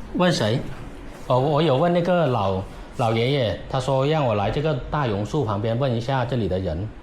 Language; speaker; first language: Chinese; native; Chinese